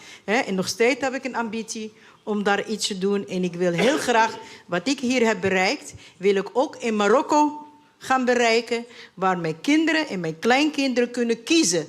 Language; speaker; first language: Dutch; non-native, fluent; Arabic